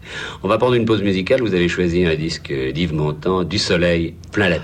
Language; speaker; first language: French; native; French